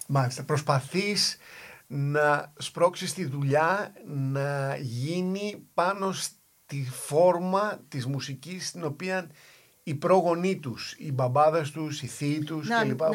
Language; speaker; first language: Greek; native; Greek